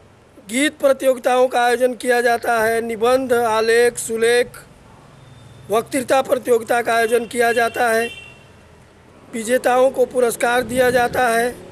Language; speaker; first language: Hindi; native; Hindi